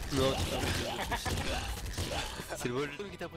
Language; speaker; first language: French; native; French